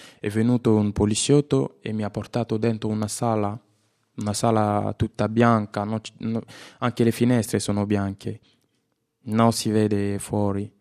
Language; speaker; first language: Italian; non-native, fluent; Lingala